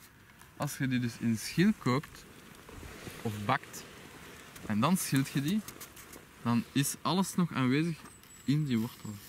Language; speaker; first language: Dutch; native; Dutch